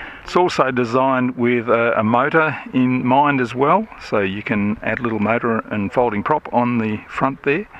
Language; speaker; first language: English; native; English